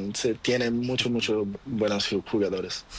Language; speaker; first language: Spanish; non-native, learner; Portuguese